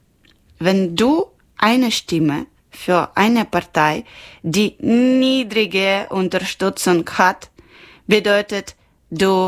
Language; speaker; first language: German; non-native, local second language; Ukrainian